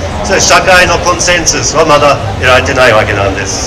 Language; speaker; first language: Japanese; non-native, fluent; English